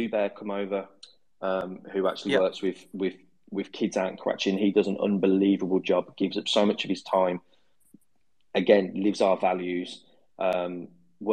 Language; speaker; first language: English; native; English